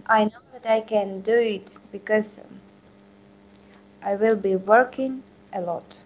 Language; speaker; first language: English; non-native, learner; Russian